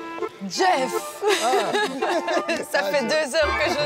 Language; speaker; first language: French; native; French